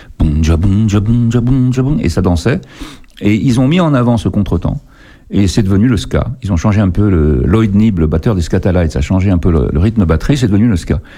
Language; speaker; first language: French; native; French